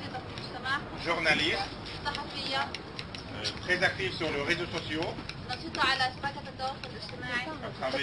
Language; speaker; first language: French; non-native, fluent; Arabic